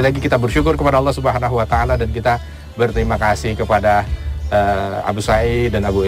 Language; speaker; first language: Indonesian; native; Indonesian